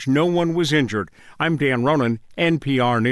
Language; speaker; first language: English; native; English